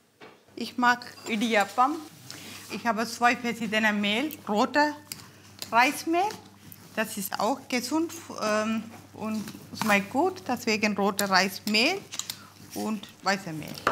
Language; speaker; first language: German; non-native, learner; Tamil